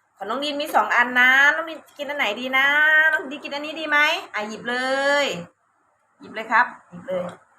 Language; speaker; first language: Thai; native; Thai